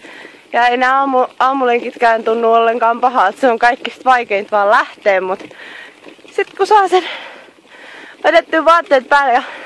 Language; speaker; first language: Finnish; native; Finnish